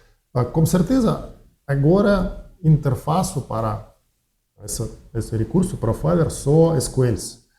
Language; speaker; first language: Portuguese; non-native, learner; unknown